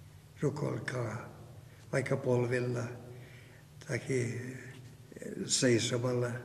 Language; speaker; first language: Finnish; non-native, fluent; Russian